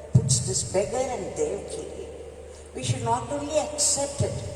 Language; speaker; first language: English; non-native, local second language; Tamil